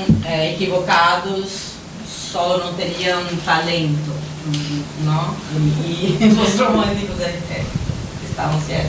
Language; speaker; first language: Spanish; non-native, fluent; Portuguese